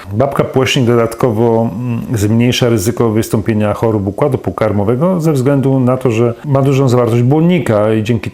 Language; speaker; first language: Polish; native; Polish